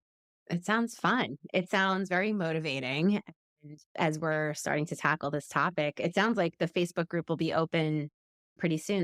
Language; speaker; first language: English; native; English